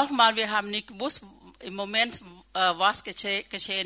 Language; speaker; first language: German; non-native, learner; Thai